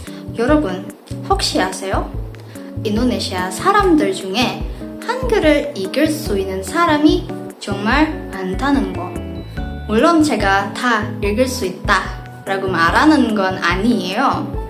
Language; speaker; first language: Korean; non-native, fluent; Indonesian